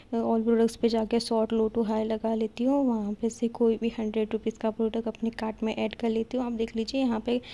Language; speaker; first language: Hindi; native; Hindi